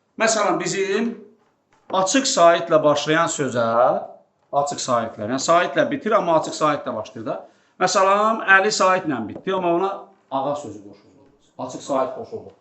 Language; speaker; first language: Azerbaijani; non-native, local second language; Talysh